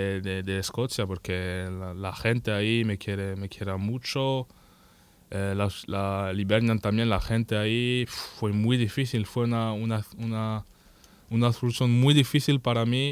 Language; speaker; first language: Spanish; non-native, learner; French